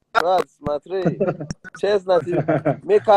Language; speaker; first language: Russian; non-native, learner; Persian